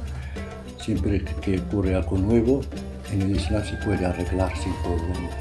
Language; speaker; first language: Spanish; non-native, fluent; Arabic